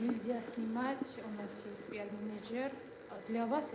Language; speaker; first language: Russian; non-native, fluent; Georgian